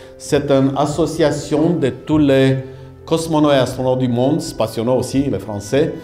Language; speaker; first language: French; non-native, fluent; Romanian